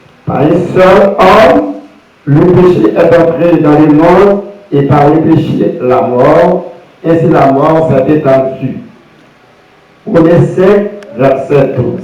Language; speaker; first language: French; non-native, local second language; Haitian Creole